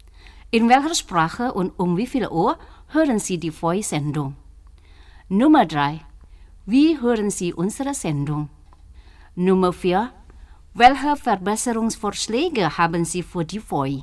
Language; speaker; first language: German; non-native, learner; Indonesian